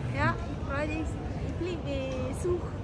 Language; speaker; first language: German; non-native, learner; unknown